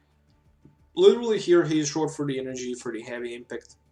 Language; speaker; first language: English; non-native, fluent; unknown